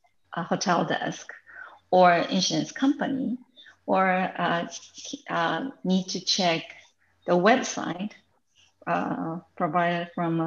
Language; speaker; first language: English; non-native, fluent; Japanese